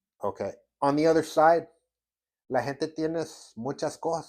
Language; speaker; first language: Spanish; non-native, learner; English